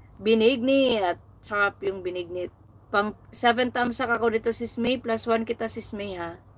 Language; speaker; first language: Filipino; non-native, local second language; Cebuano